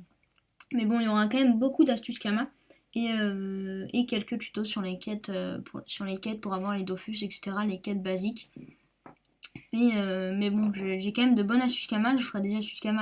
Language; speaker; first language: French; native; French